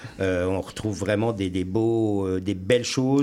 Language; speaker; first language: French; native; French